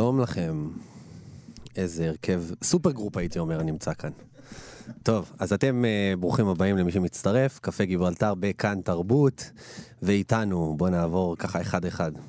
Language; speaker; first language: Hebrew; native; Hebrew